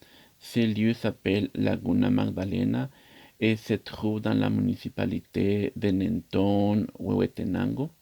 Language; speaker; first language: French; non-native, learner; Spanish